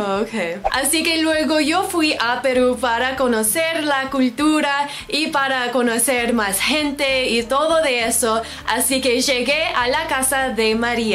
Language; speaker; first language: Spanish; non-native, learner; English